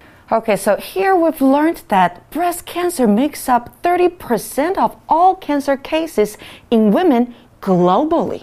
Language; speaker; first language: English; non-native, fluent; Chinese